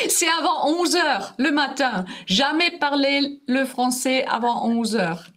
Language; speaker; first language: French; non-native, fluent; German